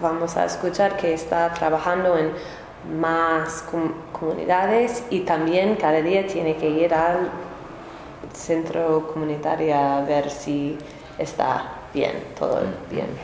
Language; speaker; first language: Spanish; non-native, learner; English